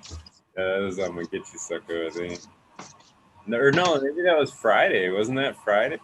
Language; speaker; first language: English; native; English